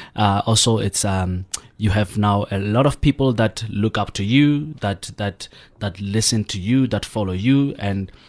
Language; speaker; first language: English; non-native, local second language; Southern Sotho